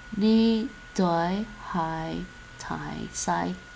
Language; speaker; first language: Chinese; non-native, learner; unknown